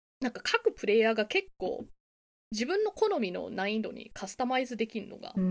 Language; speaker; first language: Japanese; native; Japanese